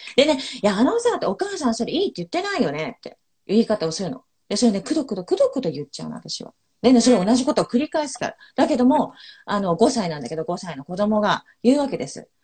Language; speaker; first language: Japanese; native; Japanese